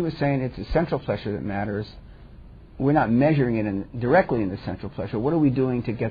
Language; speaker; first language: English; native; English